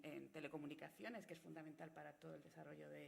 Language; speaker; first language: Spanish; native; Spanish